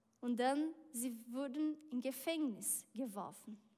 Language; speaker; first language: German; non-native, learner; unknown